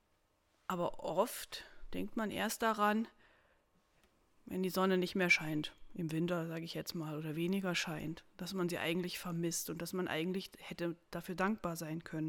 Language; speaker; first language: German; native; German